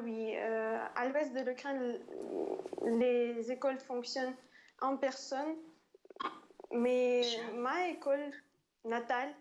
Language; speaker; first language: French; non-native, fluent; Ukrainian